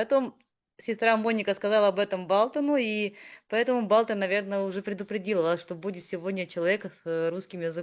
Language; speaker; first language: Russian; native; Russian